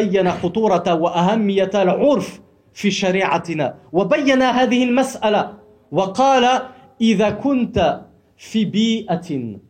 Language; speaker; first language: Arabic; non-native, fluent; French